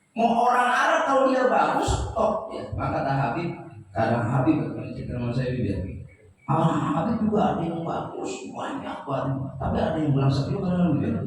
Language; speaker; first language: Indonesian; native; Indonesian